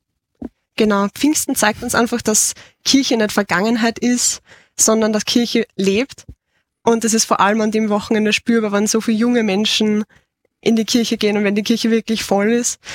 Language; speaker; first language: German; native; German